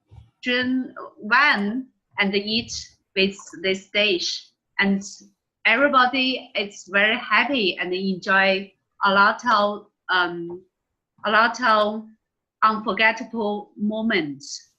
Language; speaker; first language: English; non-native, learner; Chinese